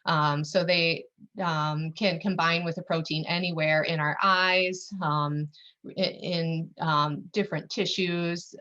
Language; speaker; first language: English; native; English